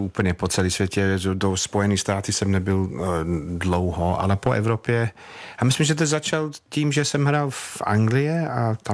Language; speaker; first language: Czech; non-native, fluent; English